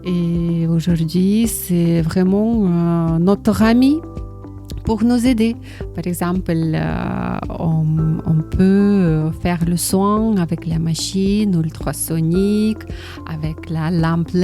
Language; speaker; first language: French; non-native, learner; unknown